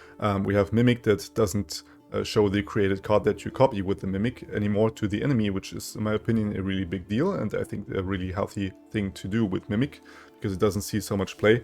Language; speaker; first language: English; non-native, fluent; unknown